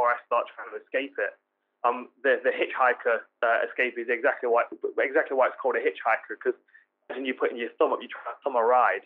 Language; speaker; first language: English; native; English